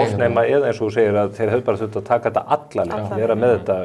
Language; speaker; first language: Icelandic; native; Icelandic